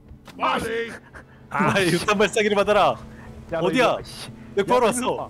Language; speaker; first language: Korean; native; Korean